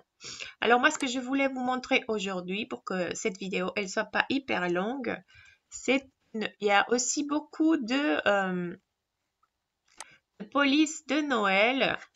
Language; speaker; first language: French; non-native, fluent; Spanish